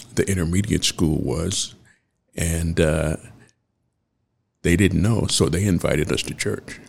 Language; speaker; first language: English; native; English